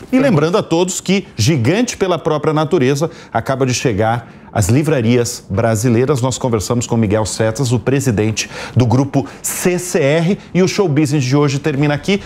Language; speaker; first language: Portuguese; native; Portuguese